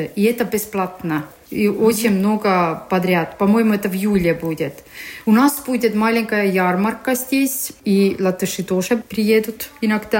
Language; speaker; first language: Russian; non-native, learner; Estonian